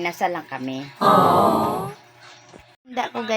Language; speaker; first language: Filipino; native; Filipino